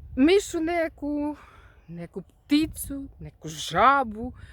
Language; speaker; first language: Bosnian; non-native, learner; Ukrainian